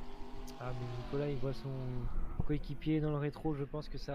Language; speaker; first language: French; native; French